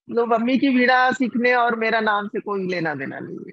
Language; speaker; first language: Hindi; non-native, local second language; Odia